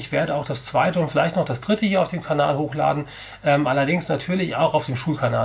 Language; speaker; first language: German; native; German